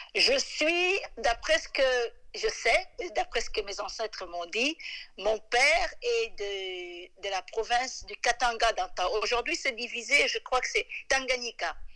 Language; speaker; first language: French; non-native, local second language; Lingala